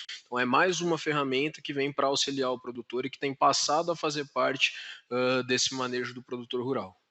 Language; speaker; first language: Portuguese; native; Portuguese